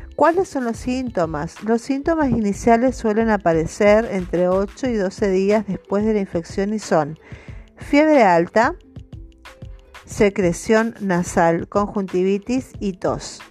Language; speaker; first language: Spanish; native; Spanish